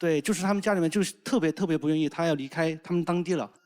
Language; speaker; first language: Chinese; native; Chinese